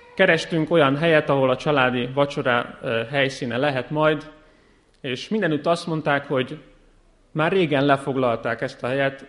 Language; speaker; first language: Hungarian; native; Hungarian